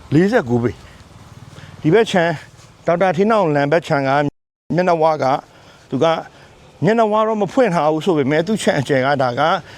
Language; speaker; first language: Burmese; native; Burmese